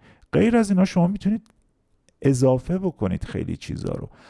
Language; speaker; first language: Persian; native; Persian